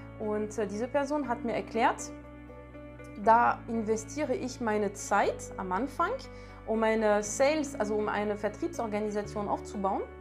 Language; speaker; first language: German; non-native, fluent; French